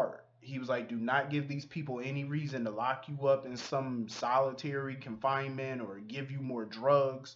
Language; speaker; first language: English; native; English